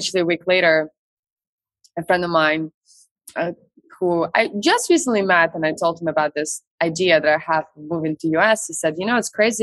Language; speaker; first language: English; non-native, fluent; Russian